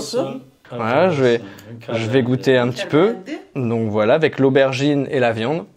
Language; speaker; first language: French; native; French